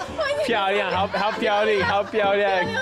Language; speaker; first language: Chinese; non-native, learner; English